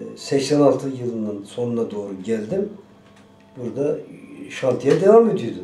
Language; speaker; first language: Turkish; native; Turkish